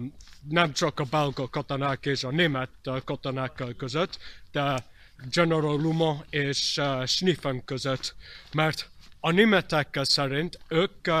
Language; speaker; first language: Hungarian; non-native, learner; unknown